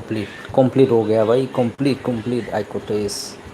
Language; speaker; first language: Hindi; non-native, local second language; Bodo